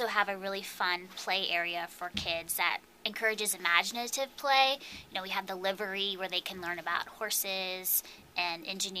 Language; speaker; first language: English; native; English